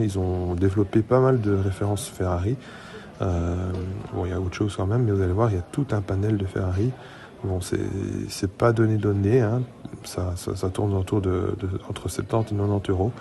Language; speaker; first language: French; native; French